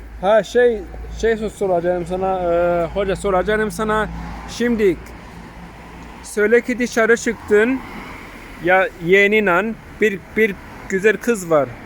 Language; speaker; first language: Turkish; early bilingual, heritage; Turkish